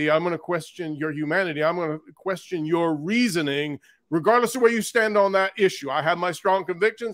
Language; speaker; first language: English; native; English